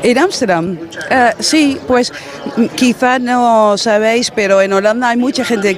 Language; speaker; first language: Spanish; non-native, fluent; Dutch